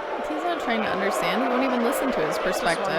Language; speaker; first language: English; native; English